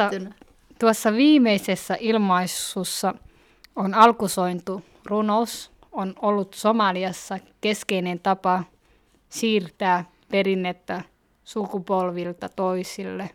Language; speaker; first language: Finnish; early bilingual, other home language; Somali